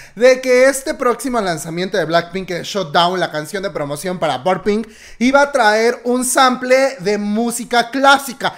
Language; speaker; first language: Spanish; native; Spanish